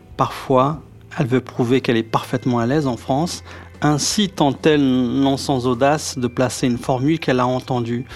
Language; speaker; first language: French; early bilingual, other home language; Arabic